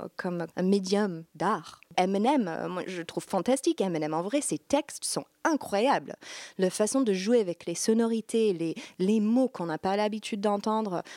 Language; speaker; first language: French; non-native, fluent; English